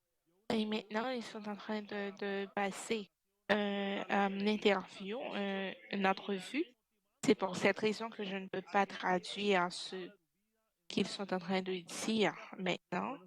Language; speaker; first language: French; non-native, fluent; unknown